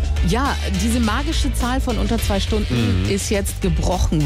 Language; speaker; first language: German; native; German